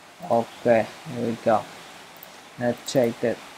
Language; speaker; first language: English; non-native, learner; Vietnamese